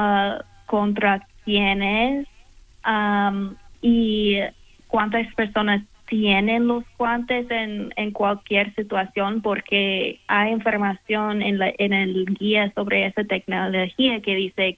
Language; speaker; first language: Spanish; non-native, fluent; English